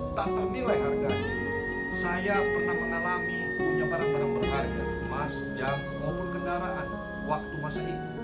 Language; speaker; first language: Indonesian; native; Indonesian